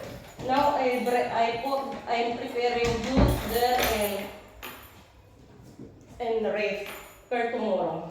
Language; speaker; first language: English; non-native, local second language; Filipino